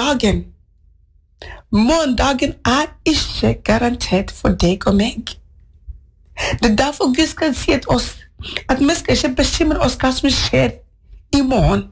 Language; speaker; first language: Norwegian; non-native, fluent; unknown